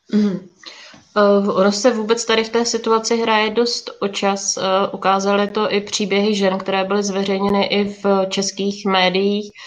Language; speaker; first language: Czech; native; Czech